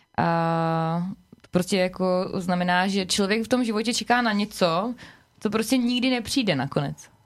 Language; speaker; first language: Czech; native; Czech